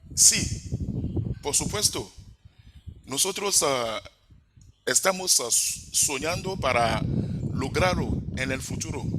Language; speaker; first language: Spanish; non-native, fluent; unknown